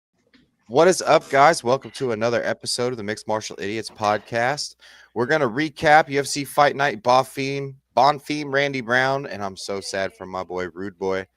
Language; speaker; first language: English; native; English